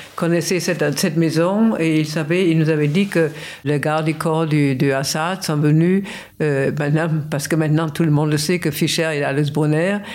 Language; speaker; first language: French; non-native, fluent; German